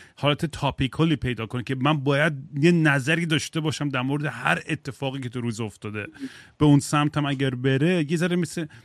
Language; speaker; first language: Persian; native; Persian